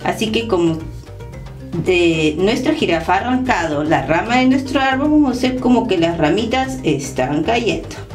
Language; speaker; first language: Spanish; native; Spanish